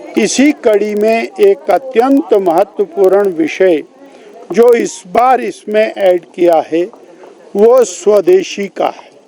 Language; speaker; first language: Hindi; native; Hindi